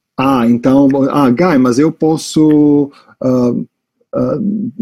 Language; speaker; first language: Portuguese; non-native, fluent; English